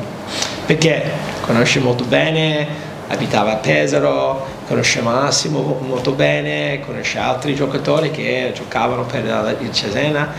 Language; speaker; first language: Italian; non-native, learner; English